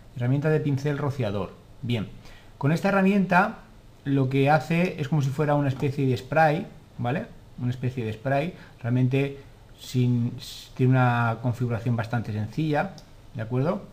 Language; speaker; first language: Spanish; native; Spanish